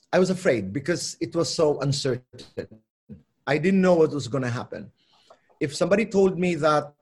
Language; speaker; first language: English; non-native, local second language; Filipino